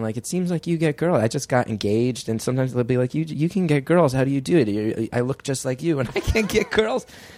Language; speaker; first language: English; native; English